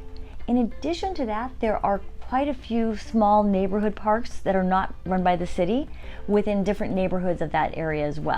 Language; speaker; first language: English; native; English